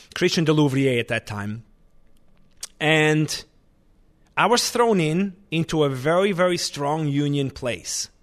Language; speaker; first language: English; non-native, fluent; Swiss German